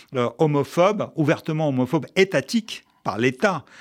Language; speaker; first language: French; non-native, fluent; Russian